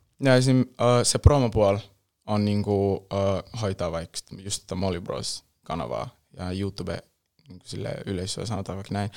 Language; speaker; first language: Finnish; early bilingual, other home language; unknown